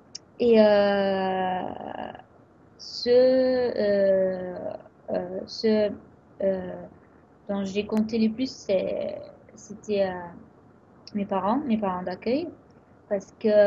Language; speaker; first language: French; non-native, fluent; Italian